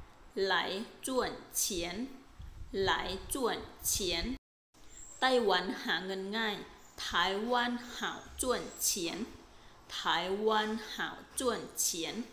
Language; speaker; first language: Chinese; non-native, fluent; Thai